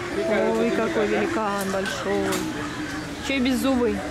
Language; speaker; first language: Russian; native; Russian